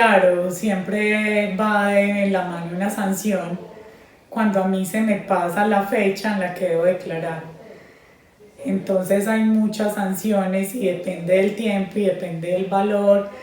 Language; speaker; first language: Spanish; native; Spanish